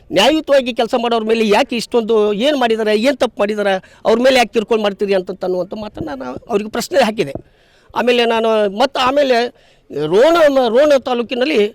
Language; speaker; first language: Kannada; native; Kannada